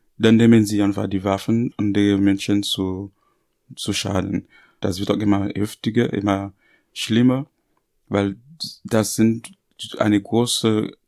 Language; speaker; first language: German; non-native, fluent; Haitian Creole